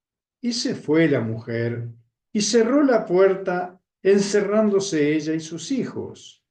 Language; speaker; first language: Spanish; native; Spanish